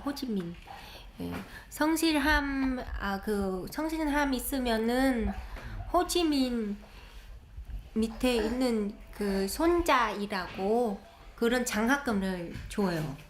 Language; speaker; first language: Korean; non-native, fluent; Vietnamese